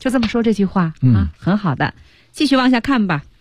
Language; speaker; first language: Chinese; native; Chinese